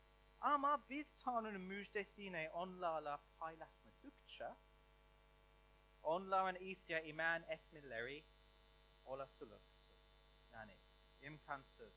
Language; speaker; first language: Turkish; non-native, learner; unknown